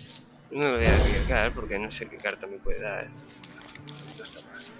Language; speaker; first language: Spanish; native; Spanish